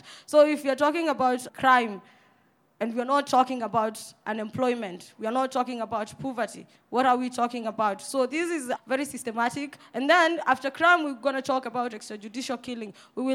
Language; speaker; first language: English; non-native, local second language; Swahili